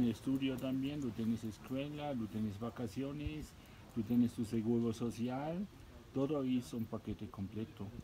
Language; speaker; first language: Spanish; non-native, fluent; German